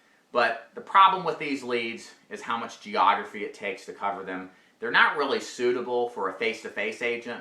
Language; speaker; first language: English; native; English